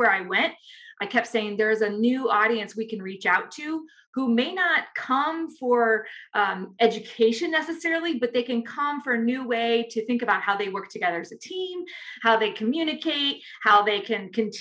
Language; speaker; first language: English; native; English